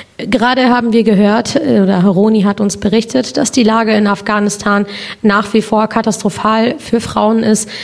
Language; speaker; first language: German; native; German